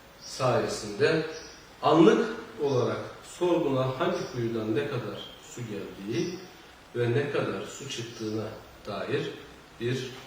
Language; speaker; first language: Turkish; native; Turkish